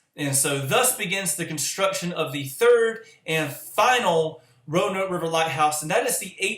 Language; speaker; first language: English; native; English